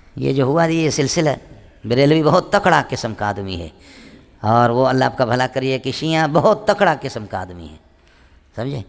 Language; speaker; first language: Urdu; non-native, local second language; Brahui